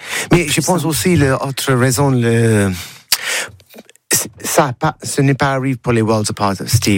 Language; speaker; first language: French; non-native, learner; English